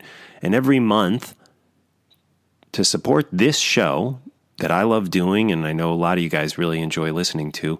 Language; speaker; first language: English; native; English